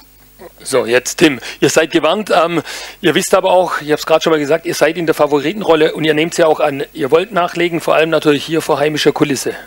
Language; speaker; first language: German; native; German